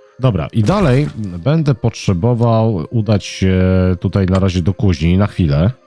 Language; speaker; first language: Polish; native; Polish